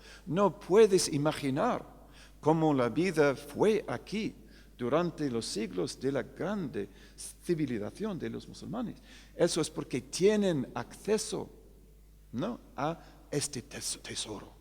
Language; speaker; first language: Spanish; non-native, fluent; English